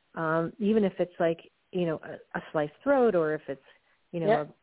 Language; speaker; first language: English; native; English